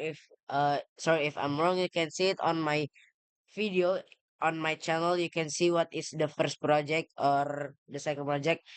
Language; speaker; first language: English; non-native, learner; Indonesian